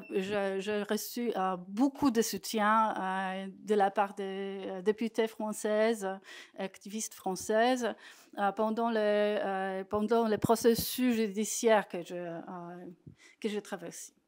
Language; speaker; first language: French; non-native, fluent; Polish